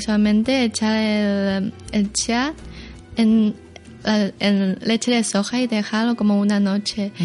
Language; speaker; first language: Spanish; non-native, learner; Chinese